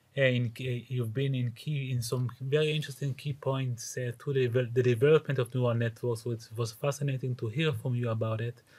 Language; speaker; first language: English; non-native, fluent; Hebrew